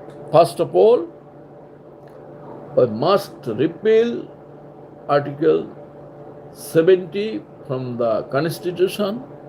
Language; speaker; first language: English; non-native, local second language; Bangla